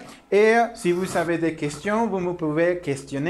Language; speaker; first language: French; non-native, learner; Spanish